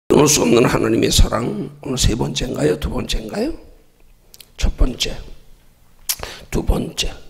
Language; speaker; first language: Korean; native; Korean